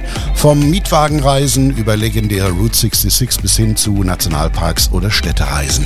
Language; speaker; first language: German; native; German